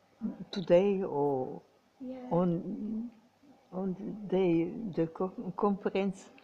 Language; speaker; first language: English; non-native, learner; Croatian